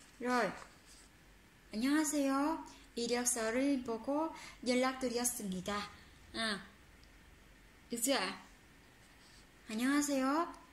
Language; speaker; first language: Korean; non-native, fluent; Vietnamese